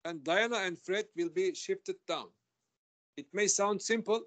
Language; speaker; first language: English; non-native, fluent; Turkish